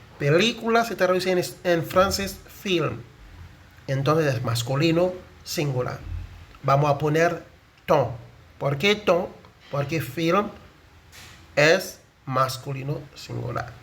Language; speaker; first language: Spanish; non-native, fluent; Haitian Creole